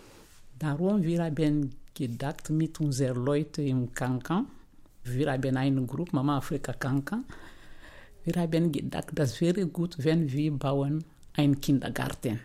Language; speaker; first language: German; non-native, learner; Mandingo